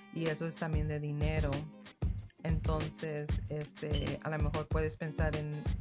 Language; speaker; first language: Spanish; non-native, fluent; English